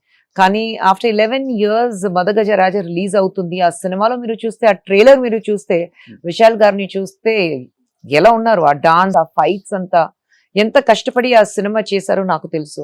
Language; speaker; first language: Telugu; non-native, fluent; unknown